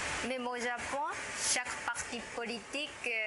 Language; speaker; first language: French; non-native, fluent; Japanese